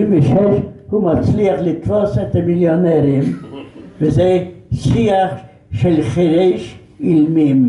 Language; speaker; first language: Hebrew; non-native, fluent; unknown